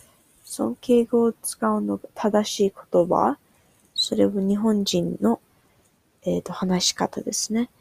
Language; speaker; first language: Japanese; non-native, learner; English